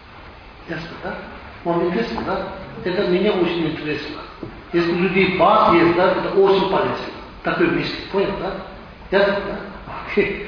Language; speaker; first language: Russian; non-native, learner; Tibetan